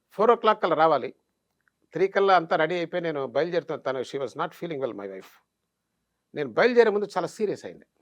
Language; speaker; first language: Telugu; native; Telugu